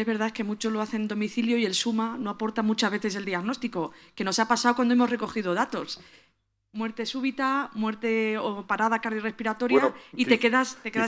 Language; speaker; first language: Spanish; native; Spanish